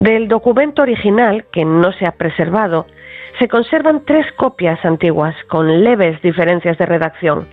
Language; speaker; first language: Spanish; native; Spanish